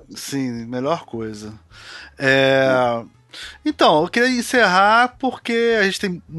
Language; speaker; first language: Portuguese; native; Portuguese